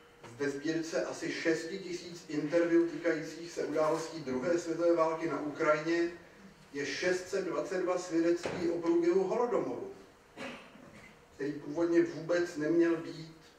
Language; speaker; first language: Czech; native; Czech